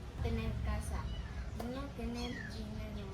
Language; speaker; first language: Spanish; non-native, learner; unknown